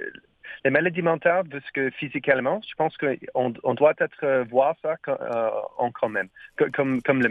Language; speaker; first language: French; non-native, learner; English